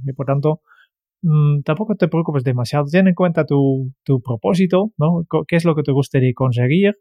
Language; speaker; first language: Spanish; non-native, fluent; Dutch